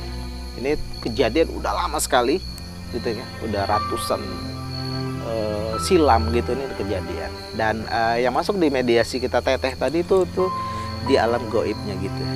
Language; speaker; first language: Indonesian; native; Indonesian